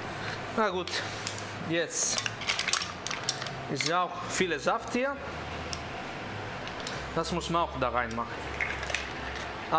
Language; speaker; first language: German; non-native, learner; Italian